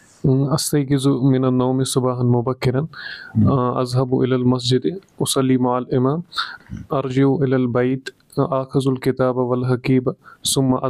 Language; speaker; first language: Arabic; non-native, learner; Kashmiri